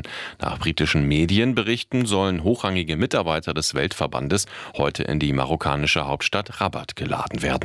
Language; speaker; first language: German; native; German